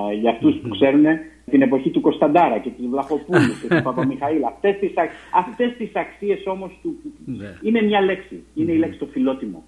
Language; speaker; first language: Greek; early bilingual, heritage; Greek